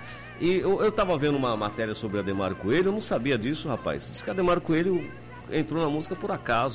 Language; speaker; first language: Portuguese; native; Portuguese